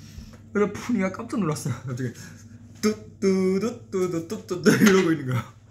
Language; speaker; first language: Korean; non-native, fluent; Chinese